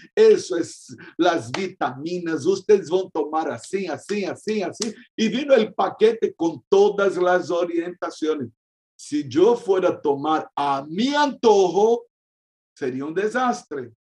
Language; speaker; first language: Spanish; non-native, fluent; Portuguese